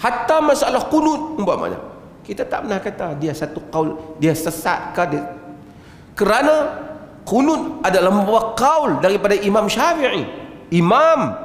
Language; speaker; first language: Malay; native; Malay